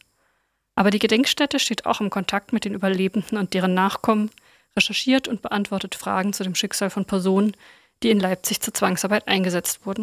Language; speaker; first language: German; native; German